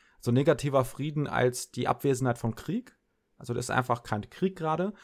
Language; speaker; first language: German; early bilingual, other home language; Serbian